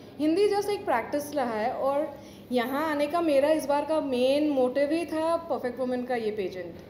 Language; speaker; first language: Hindi; non-native, local second language; Assamese